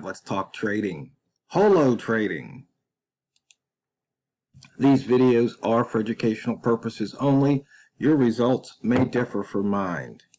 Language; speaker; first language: English; native; English